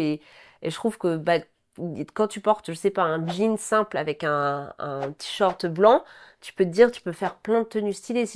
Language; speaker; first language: French; native; French